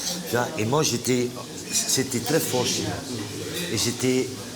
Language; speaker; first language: French; non-native, local second language; Dutch